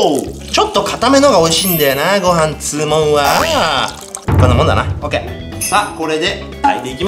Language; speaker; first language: Japanese; native; Japanese